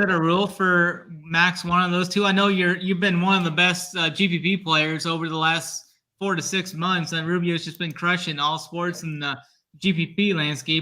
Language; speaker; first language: English; native; English